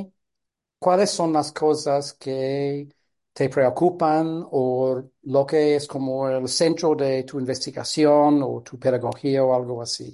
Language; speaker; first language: Spanish; non-native, fluent; English